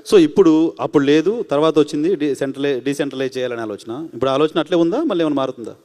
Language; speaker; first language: Telugu; native; Telugu